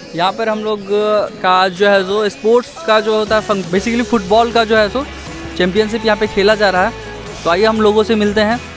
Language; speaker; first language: Hindi; native; Hindi